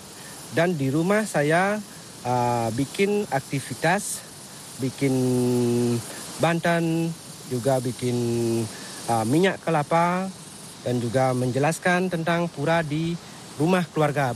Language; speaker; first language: Indonesian; non-native, local second language; Balinese